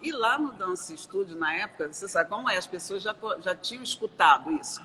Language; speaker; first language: Portuguese; native; Portuguese